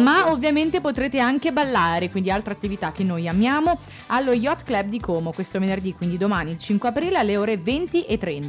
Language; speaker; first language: Italian; native; Italian